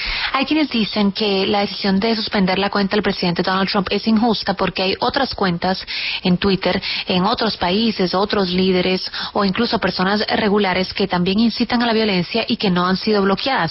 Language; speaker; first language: Spanish; native; Spanish